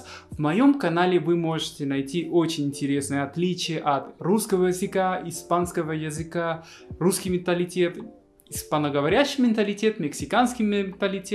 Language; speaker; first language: Russian; non-native, fluent; Spanish